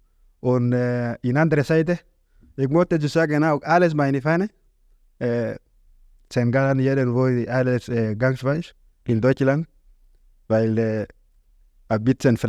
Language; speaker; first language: German; non-native, learner; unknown